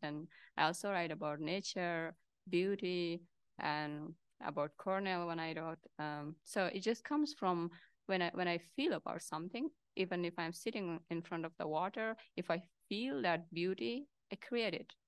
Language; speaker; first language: English; non-native, local second language; Hazaragi